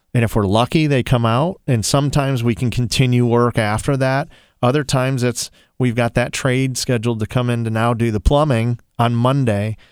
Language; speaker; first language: English; native; English